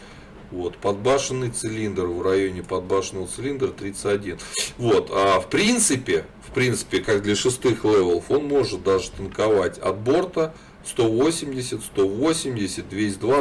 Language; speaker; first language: Russian; native; Russian